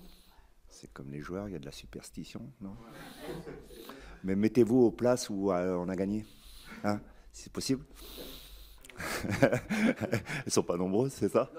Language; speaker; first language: French; native; French